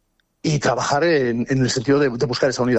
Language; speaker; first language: Spanish; native; Spanish